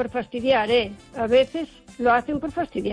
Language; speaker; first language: Spanish; non-native, local second language; Galician